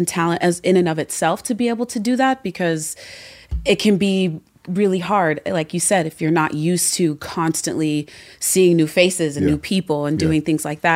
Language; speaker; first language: English; native; English